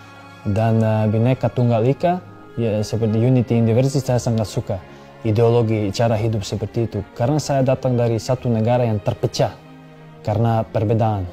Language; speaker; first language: Indonesian; non-native, fluent; Serbian